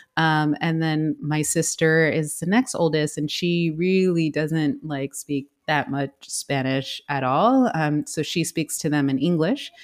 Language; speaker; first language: English; native; English